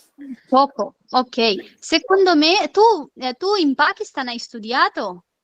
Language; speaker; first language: Italian; non-native, fluent; Urdu